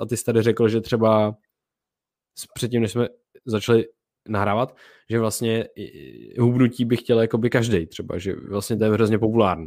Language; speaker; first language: Czech; native; Czech